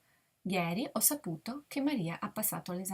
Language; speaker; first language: Italian; non-native, fluent; English